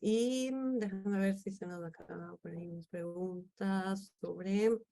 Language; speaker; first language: Spanish; native; Spanish